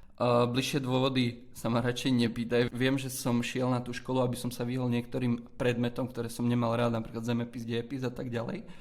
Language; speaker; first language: Slovak; native; Slovak